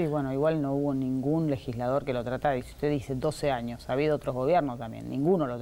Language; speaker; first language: Spanish; native; Spanish